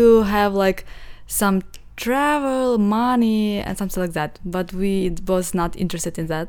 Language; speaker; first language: English; non-native, learner; Ukrainian